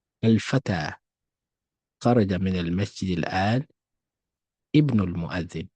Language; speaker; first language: Arabic; non-native, fluent; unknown